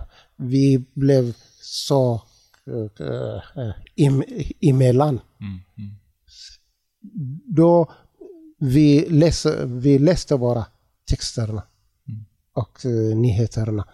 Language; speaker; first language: Swedish; non-native, learner; Tigrinya